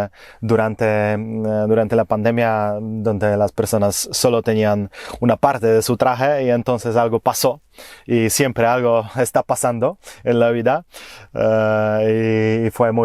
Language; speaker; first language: Spanish; non-native, fluent; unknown